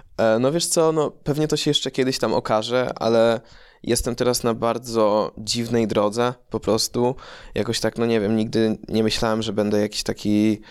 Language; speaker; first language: Polish; early bilingual, heritage; Polish